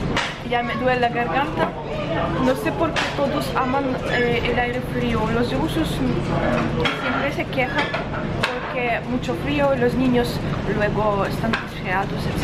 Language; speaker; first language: Spanish; non-native, fluent; Russian